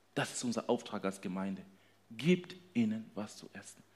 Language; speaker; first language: German; non-native, fluent; Swahili